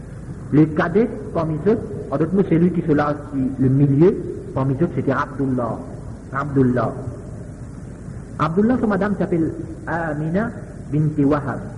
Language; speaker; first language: French; non-native, local second language; Morisyen